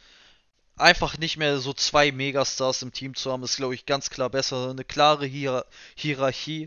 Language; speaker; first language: German; native; German